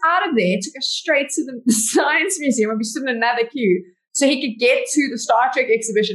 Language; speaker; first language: English; native; English